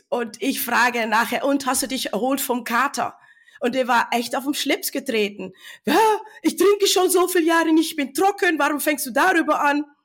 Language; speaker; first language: German; non-native, fluent; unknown